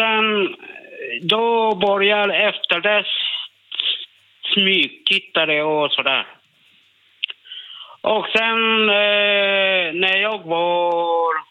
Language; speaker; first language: Swedish; non-native, learner; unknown